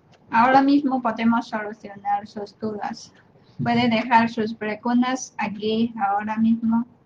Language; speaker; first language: Spanish; non-native, fluent; Chinese